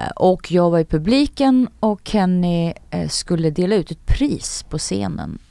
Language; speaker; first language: Swedish; native; Swedish